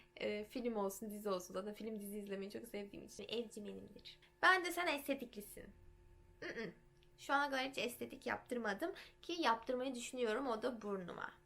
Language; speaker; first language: Turkish; early bilingual, heritage; Turkish